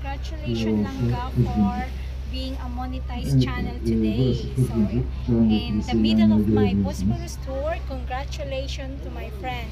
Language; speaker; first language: English; non-native, local second language; Filipino